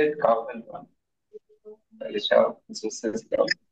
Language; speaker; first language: German; non-native, learner; Bangla